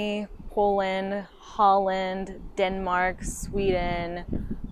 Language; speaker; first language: English; non-native, fluent; Japanese